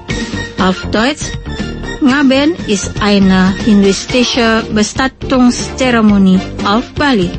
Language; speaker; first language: German; non-native, local second language; Indonesian